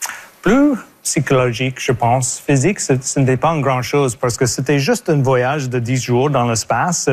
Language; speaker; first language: French; non-native, local second language; English